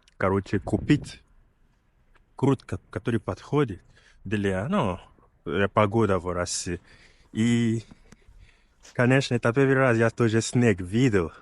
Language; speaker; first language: Russian; non-native, learner; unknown